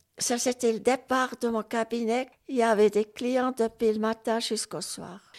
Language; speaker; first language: French; non-native, local second language; Swiss German